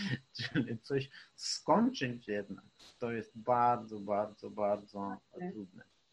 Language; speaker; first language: Polish; non-native, fluent; Ukrainian